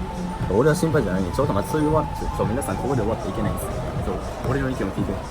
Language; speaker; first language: Japanese; native; Japanese